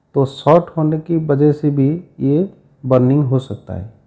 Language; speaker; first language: Hindi; non-native, local second language; Odia